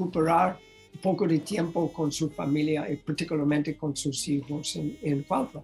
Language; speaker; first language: Spanish; non-native, learner; English